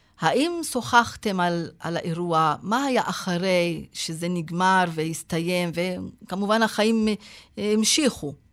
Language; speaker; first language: Hebrew; non-native, local second language; Arabic